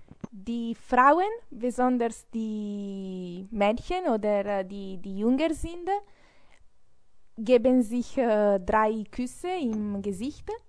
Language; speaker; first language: German; non-native, learner; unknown